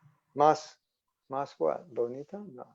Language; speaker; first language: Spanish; non-native, learner; English